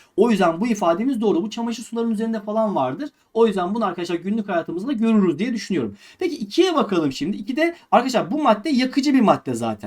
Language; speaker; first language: Turkish; native; Turkish